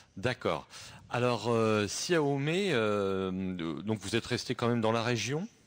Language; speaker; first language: French; native; French